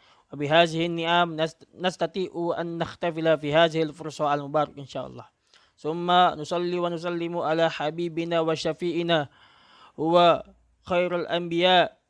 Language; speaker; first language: Arabic; non-native, learner; Indonesian